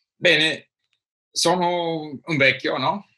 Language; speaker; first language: Italian; non-native, learner; English